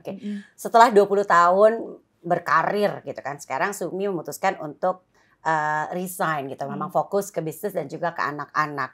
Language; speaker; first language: Indonesian; native; Indonesian